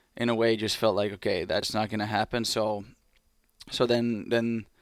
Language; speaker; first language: English; non-native, fluent; Finnish